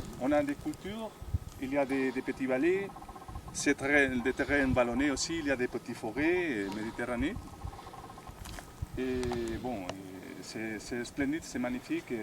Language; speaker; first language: French; non-native, fluent; Spanish